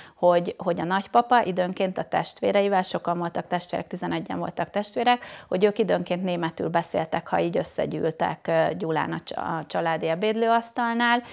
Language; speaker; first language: Hungarian; native; Hungarian